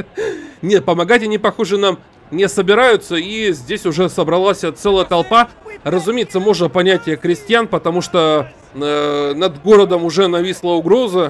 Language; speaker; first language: Russian; native; Russian